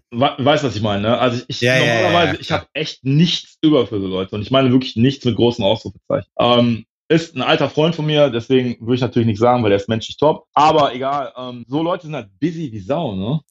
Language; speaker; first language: German; native; German